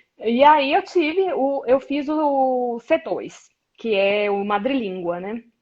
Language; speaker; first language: Portuguese; native; Portuguese